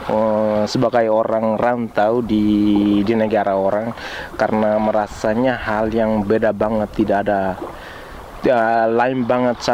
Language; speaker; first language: Indonesian; non-native, local second language; Tetum